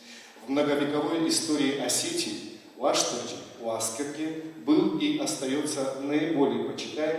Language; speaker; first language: Russian; native; Russian